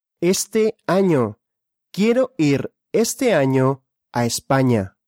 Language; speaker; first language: Spanish; non-native, fluent; Russian